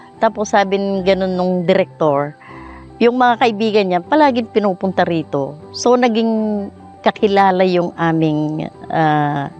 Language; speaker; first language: Filipino; non-native, local second language; Pampanga